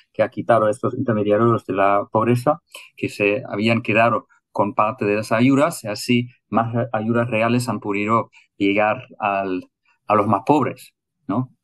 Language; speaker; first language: Spanish; non-native, fluent; German